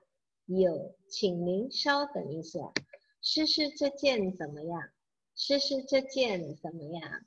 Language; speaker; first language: Chinese; non-native, fluent; Indonesian